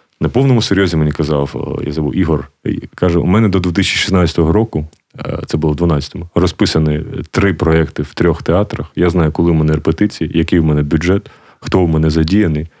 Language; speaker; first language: Ukrainian; native; Ukrainian